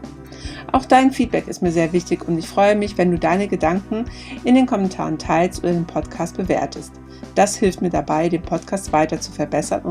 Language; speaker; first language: German; native; German